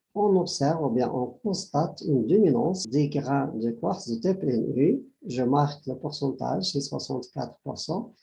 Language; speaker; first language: French; non-native, local second language; Arabic